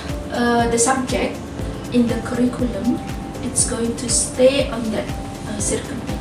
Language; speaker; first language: English; non-native, fluent; Indonesian